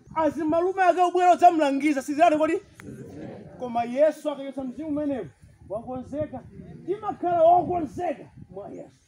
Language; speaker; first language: Nyanja; non-native, local second language; Tumbuka